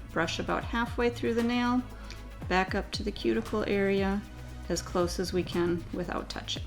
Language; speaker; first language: English; native; English